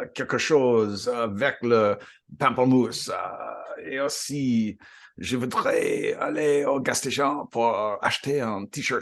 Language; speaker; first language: French; non-native, learner; English